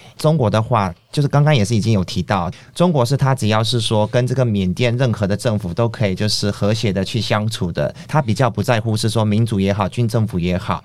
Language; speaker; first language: Chinese; non-native, fluent; Burmese